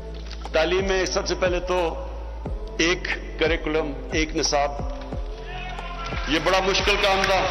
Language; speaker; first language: Urdu; native; Urdu